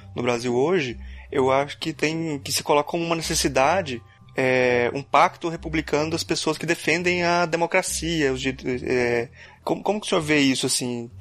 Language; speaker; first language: Portuguese; native; Portuguese